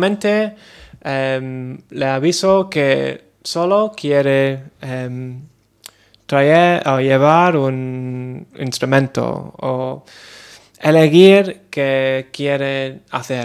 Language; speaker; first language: Spanish; non-native, learner; English